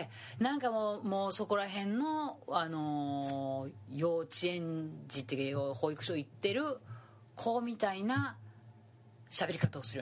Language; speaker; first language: Japanese; native; Japanese